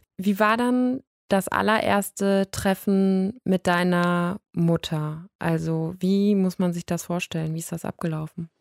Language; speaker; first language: German; native; German